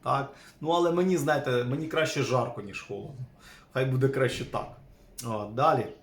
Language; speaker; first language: Ukrainian; native; Ukrainian